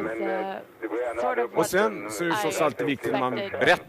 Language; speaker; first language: Swedish; native; Swedish